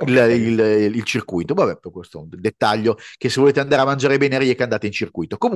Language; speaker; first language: Italian; native; Italian